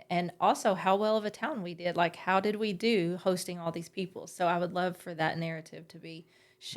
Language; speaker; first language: English; native; English